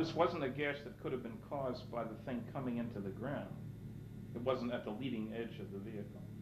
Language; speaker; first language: English; native; English